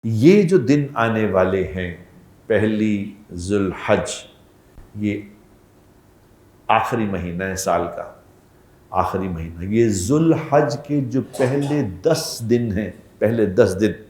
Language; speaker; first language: Urdu; native; Urdu